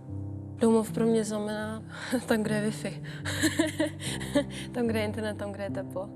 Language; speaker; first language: Czech; early bilingual, other home language; English